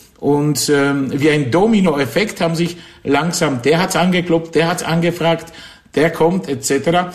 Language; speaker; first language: German; non-native, fluent; Polish